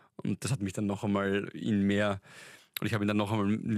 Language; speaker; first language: German; native; German